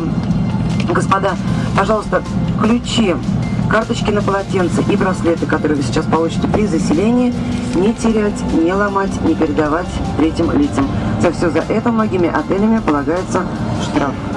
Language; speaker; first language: Russian; native; Russian